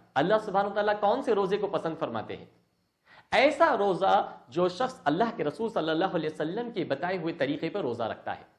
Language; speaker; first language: Urdu; native; Urdu